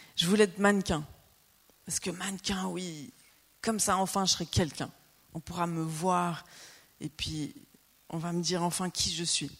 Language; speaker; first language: French; native; French